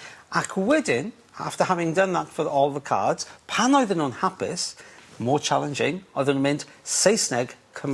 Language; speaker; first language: Welsh; native; Welsh